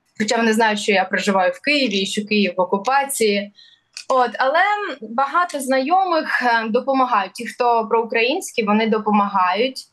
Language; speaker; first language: Ukrainian; early bilingual, other home language; Russian